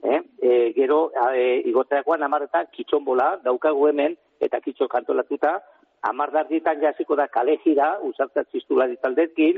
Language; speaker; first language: Basque; native; Basque